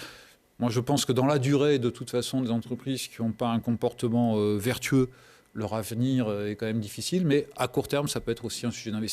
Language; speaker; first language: French; native; French